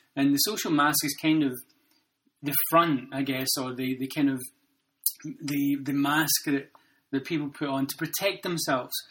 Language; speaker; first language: English; native; English